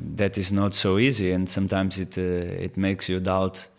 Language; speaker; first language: English; non-native, fluent; Portuguese